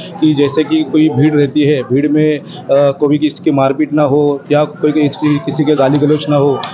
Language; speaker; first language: Hindi; non-native, local second language; Marathi